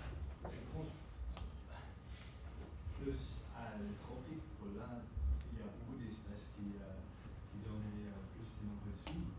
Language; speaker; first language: French; non-native, learner; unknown